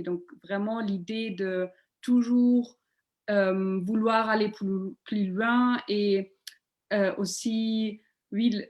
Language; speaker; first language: French; non-native, local second language; German